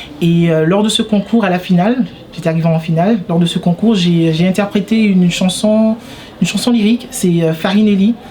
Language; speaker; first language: French; non-native, local second language; Haitian Creole